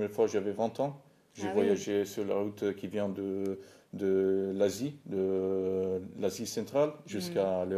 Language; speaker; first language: French; non-native, fluent; Italian